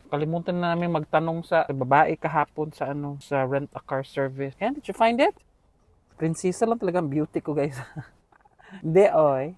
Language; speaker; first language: Filipino; native; Filipino